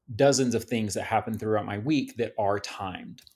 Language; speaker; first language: English; native; English